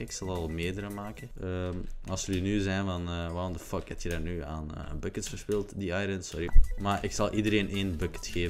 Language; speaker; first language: Dutch; native; Dutch